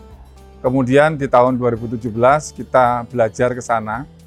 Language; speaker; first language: Indonesian; native; Indonesian